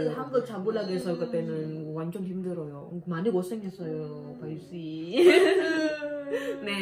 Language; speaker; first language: Korean; non-native, learner; Indonesian